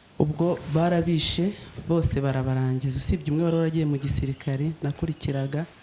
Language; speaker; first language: Kinyarwanda; native; Kinyarwanda